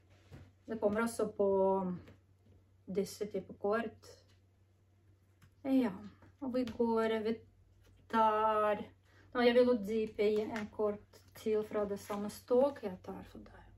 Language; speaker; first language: Norwegian; non-native, learner; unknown